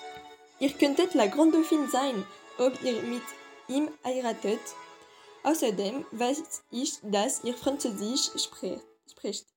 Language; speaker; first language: German; non-native, learner; French